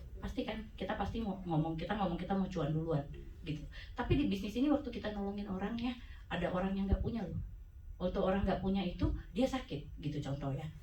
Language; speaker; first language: Indonesian; native; Indonesian